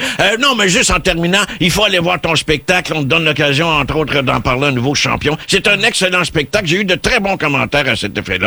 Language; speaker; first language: French; native; French